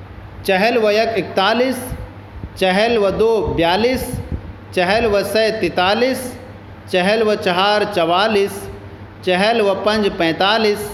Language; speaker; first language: Persian; non-native, fluent; Urdu